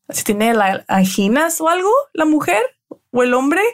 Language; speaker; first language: Spanish; early bilingual, other home language; English